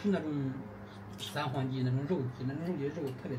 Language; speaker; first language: Chinese; native; Chinese